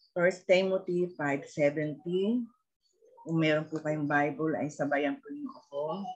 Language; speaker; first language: Filipino; native; Filipino